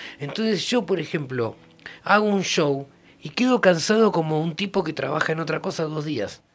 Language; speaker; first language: Spanish; native; Spanish